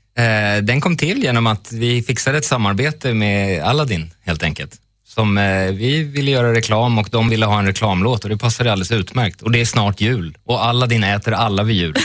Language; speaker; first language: Swedish; native; Swedish